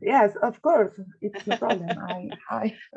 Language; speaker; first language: English; non-native, learner; Spanish